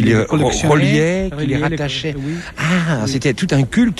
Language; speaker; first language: French; native; French